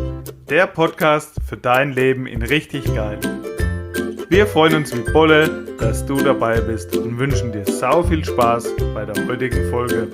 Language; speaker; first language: German; native; German